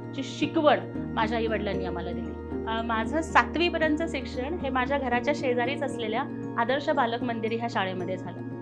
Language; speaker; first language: Marathi; non-native, local second language; Telugu